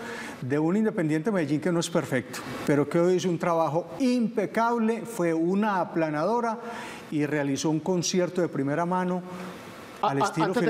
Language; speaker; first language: Spanish; native; Spanish